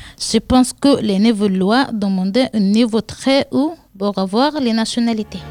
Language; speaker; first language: French; non-native, learner; Arabic